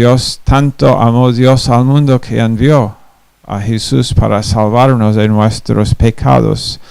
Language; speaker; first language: Spanish; non-native, fluent; English